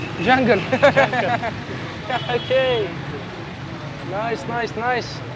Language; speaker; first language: English; non-native, learner; French